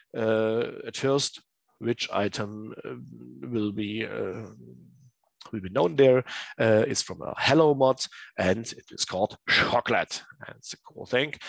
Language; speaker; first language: English; non-native, learner; German